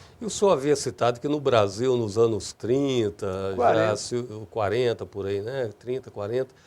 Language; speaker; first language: Portuguese; native; Portuguese